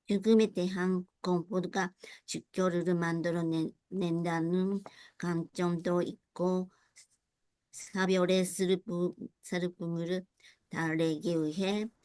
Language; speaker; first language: Korean; non-native, learner; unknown